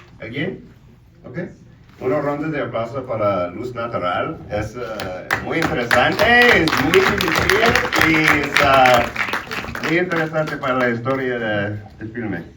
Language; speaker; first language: Spanish; early bilingual, heritage; English